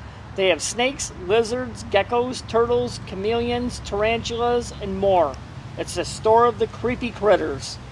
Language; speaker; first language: English; native; English